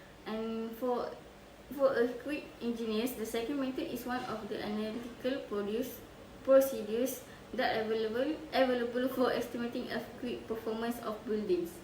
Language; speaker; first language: English; non-native, local second language; Malay